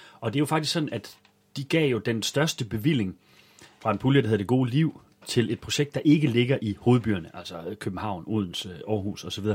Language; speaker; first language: Danish; native; Danish